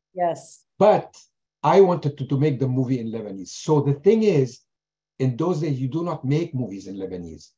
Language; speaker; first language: English; non-native, fluent; German